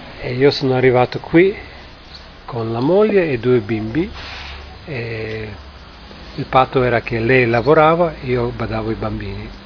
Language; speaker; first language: Italian; non-native, fluent; English